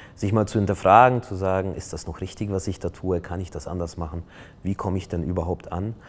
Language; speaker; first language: German; non-native, fluent; Polish